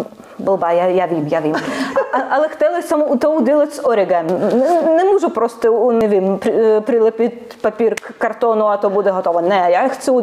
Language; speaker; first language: Czech; non-native, learner; Russian